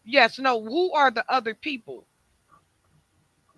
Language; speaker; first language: English; native; English